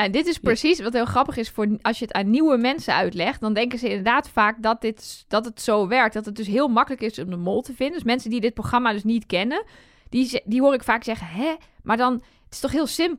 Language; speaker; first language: Dutch; native; Dutch